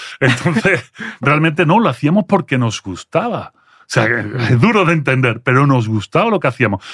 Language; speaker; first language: Spanish; early bilingual, other home language; French